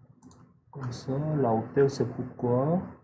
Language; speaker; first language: French; non-native, fluent; Korean